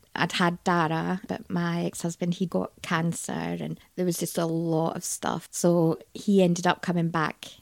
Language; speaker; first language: English; native; English